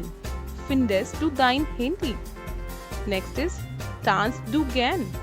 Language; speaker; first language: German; non-native, learner; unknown